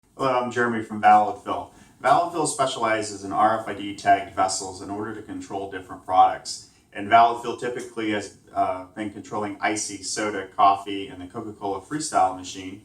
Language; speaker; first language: English; native; English